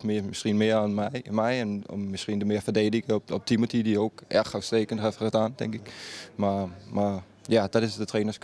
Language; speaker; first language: Dutch; non-native, fluent; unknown